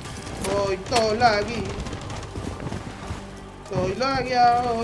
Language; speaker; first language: Spanish; native; Spanish